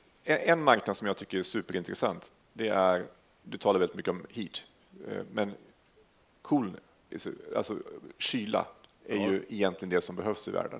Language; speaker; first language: Swedish; native; Swedish